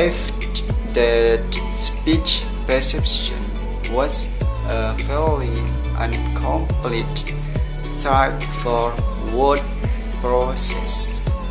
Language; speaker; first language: English; non-native, learner; Indonesian